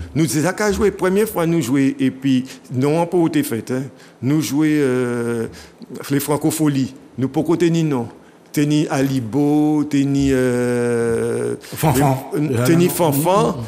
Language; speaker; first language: French; native; French